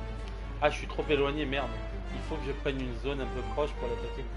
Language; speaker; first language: French; native; French